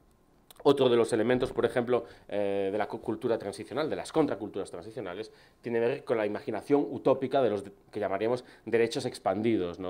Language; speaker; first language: Spanish; native; Spanish